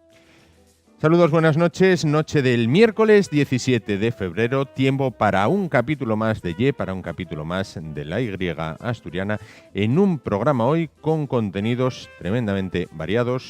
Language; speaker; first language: Spanish; native; Spanish